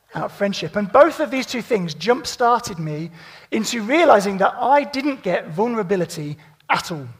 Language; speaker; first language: English; native; English